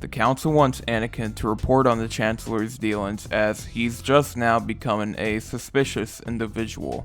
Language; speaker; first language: English; native; English